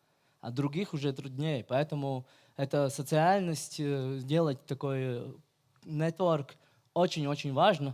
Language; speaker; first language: Russian; non-native, fluent; Latvian